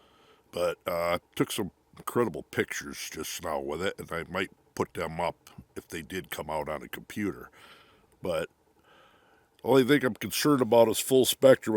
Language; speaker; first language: English; native; English